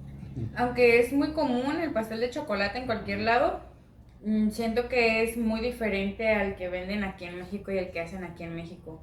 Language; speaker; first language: Spanish; native; Spanish